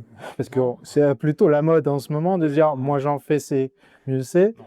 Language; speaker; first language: French; native; French